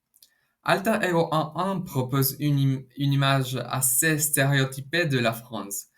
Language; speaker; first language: French; non-native, fluent; Spanish